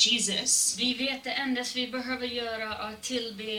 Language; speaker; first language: Swedish; non-native, fluent; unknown